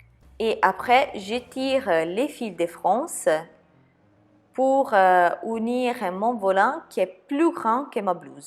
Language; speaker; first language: French; non-native, fluent; Italian